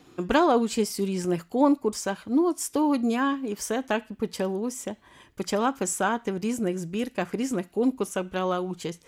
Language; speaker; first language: Ukrainian; native; Ukrainian